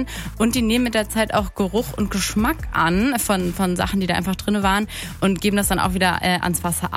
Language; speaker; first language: German; native; German